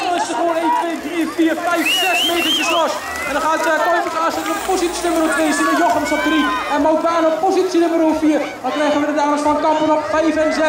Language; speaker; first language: Dutch; native; Dutch